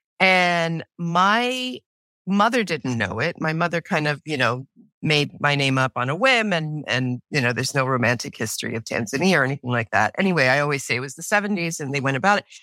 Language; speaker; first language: English; native; English